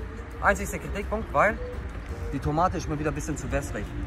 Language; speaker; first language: German; native; German